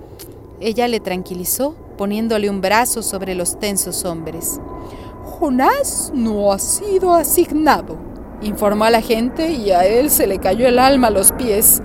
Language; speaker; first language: Spanish; native; Spanish